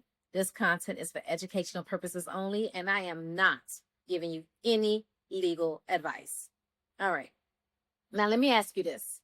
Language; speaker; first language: English; native; English